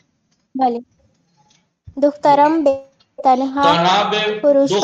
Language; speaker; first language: Persian; non-native, learner; Urdu